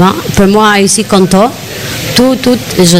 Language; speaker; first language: French; non-native, learner; Albanian